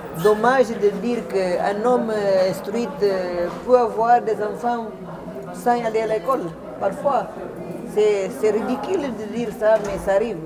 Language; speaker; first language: French; non-native, fluent; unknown